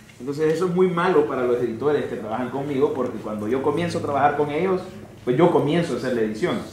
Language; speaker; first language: Spanish; native; Spanish